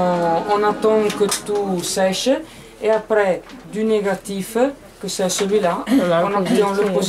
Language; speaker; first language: French; non-native, fluent; Italian